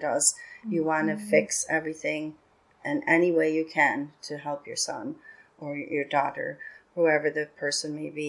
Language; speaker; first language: English; native; English